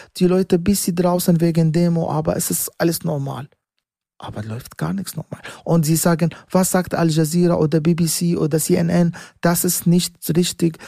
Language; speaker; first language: German; non-native, learner; Arabic